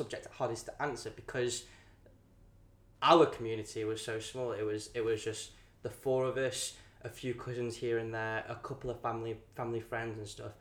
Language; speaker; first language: English; non-native, local second language; Cantonese